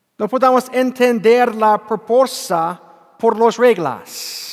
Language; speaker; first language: Spanish; non-native, learner; English